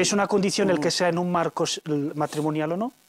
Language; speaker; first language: Spanish; native; Spanish